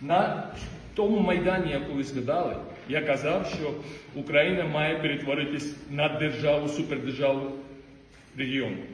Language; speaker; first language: Ukrainian; non-native, fluent; Georgian